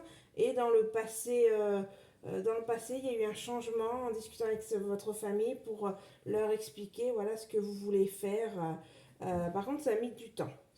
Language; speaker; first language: French; native; French